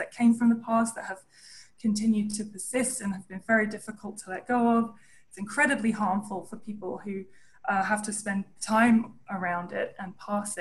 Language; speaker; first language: English; native; English